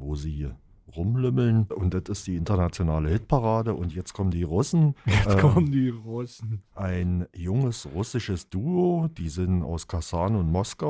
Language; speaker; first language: German; native; German